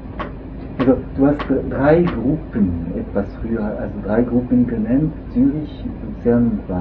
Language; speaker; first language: German; non-native, local second language; French